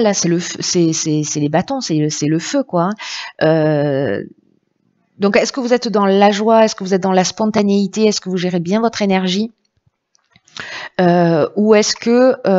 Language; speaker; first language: French; native; French